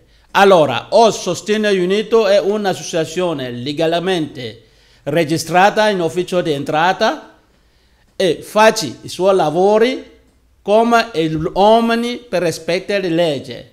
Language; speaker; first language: Italian; non-native, learner; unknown